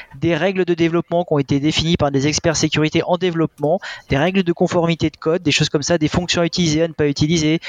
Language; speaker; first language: French; native; French